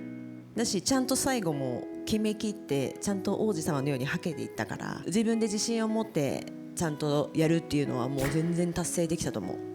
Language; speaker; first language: Japanese; native; Japanese